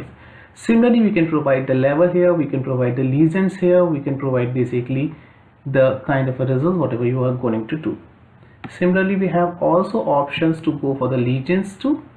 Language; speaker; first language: English; non-native, local second language; Hindi